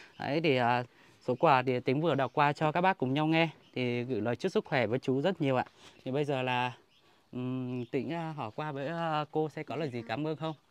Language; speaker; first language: Vietnamese; non-native, local second language; Hmong